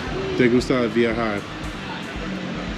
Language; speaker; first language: Spanish; non-native, learner; English